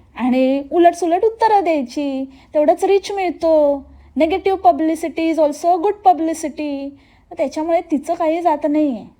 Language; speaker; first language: Marathi; native; Marathi